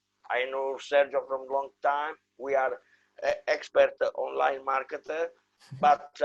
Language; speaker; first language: English; non-native, fluent; Italian